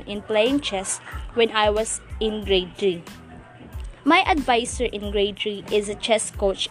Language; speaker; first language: English; non-native, local second language; Cebuano